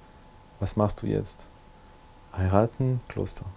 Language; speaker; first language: German; non-native, local second language; French